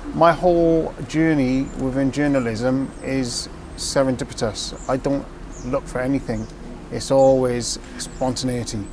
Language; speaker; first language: English; native; English